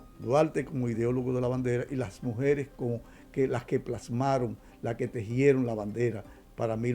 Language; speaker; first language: Spanish; native; Spanish